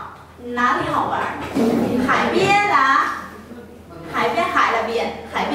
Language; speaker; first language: Chinese; non-native, fluent; Vietnamese